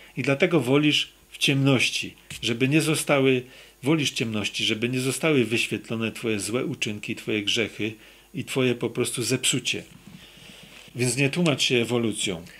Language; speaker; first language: Polish; native; Polish